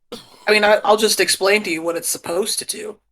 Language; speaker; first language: English; native; English